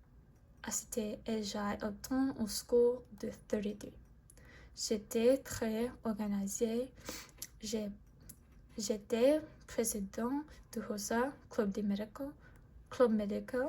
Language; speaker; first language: French; non-native, learner; English